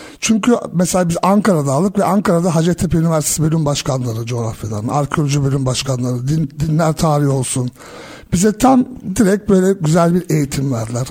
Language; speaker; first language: Turkish; early bilingual, heritage; Turkish